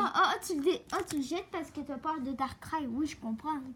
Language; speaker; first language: French; native; French